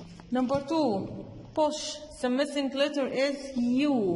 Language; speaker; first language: English; non-native, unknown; Arabic